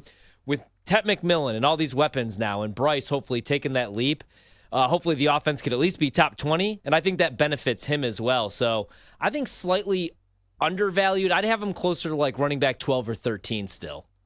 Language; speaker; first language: English; native; English